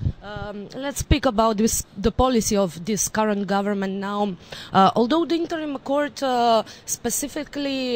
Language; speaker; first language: English; non-native, fluent; Macedonian